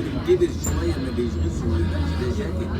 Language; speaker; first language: Arabic; native; Arabic